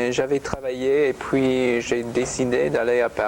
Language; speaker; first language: French; non-native, fluent; English